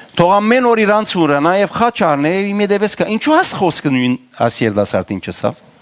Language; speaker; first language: Armenian; early bilingual, heritage; Armenian